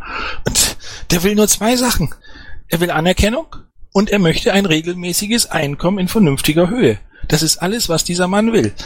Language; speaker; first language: German; native; German